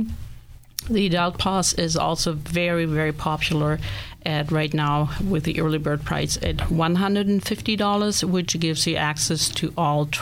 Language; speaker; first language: English; non-native, fluent; German